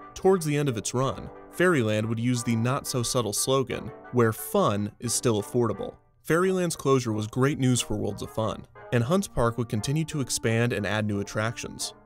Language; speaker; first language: English; native; English